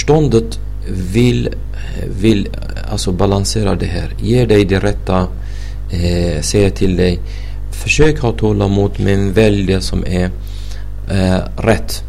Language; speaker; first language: Swedish; non-native, fluent; Arabic